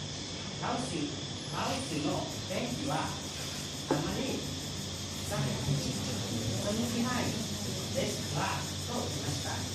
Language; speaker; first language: Japanese; non-native, learner; Lao